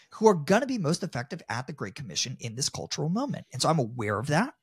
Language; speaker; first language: English; native; English